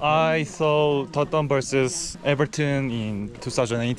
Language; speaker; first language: English; non-native, learner; Korean